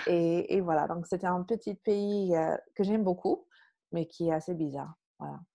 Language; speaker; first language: French; non-native, fluent; English